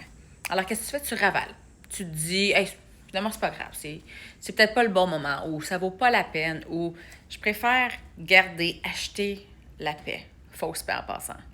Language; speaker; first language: French; native; French